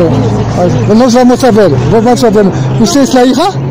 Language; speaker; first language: Spanish; non-native, learner; French